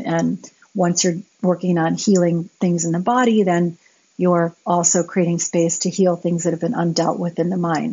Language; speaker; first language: English; native; English